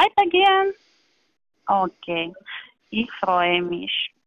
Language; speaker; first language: German; non-native, learner; Polish